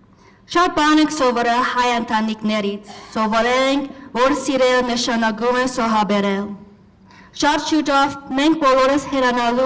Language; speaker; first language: Armenian; non-native, learner; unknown